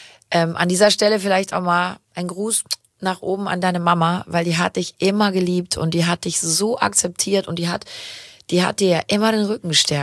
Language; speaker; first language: German; native; German